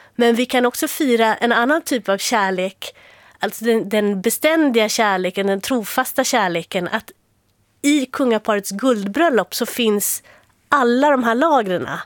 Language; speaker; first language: Swedish; native; Swedish